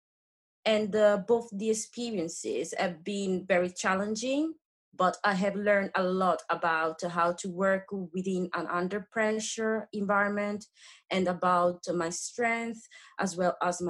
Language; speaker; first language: English; non-native, fluent; Italian